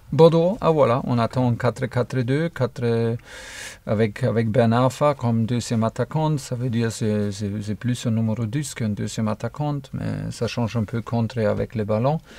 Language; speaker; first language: French; non-native, fluent; German